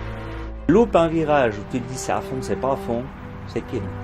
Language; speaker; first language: French; native; French